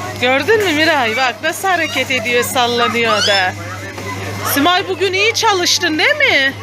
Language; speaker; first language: Turkish; native; Turkish